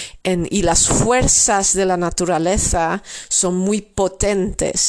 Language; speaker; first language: Spanish; non-native, fluent; Dutch